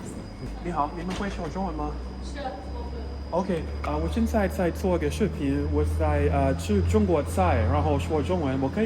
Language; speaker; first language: Chinese; non-native, learner; English